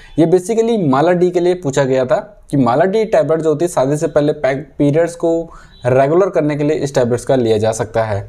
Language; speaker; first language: Hindi; native; Hindi